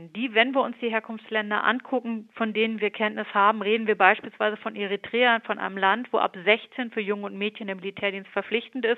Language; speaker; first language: German; native; German